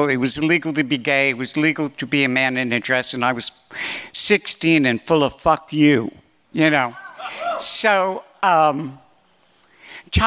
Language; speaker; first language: English; native; English